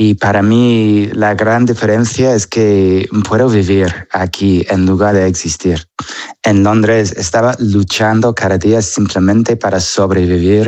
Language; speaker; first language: Spanish; non-native, fluent; English